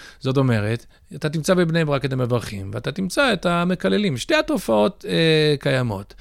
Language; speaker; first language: Hebrew; early bilingual, other home language; English